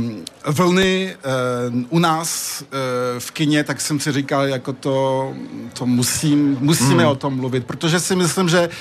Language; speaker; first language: Czech; early bilingual, heritage; Czech